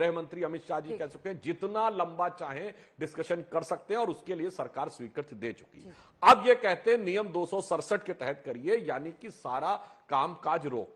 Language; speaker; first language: Hindi; native; Hindi